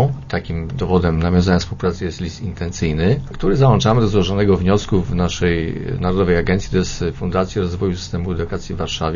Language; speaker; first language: Polish; native; Polish